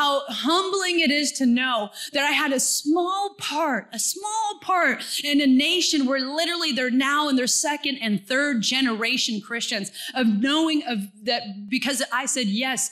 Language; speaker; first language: English; native; English